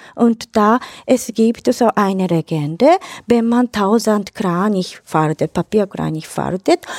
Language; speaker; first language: German; non-native, learner; Japanese